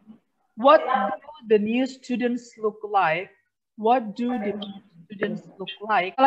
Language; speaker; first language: English; non-native, fluent; Indonesian